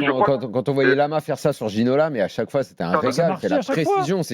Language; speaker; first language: French; native; French